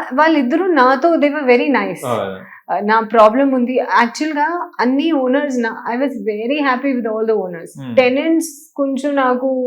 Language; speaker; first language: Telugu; non-native, learner; Hindi